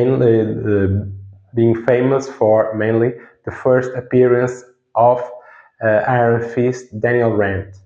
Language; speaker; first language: English; non-native, fluent; Portuguese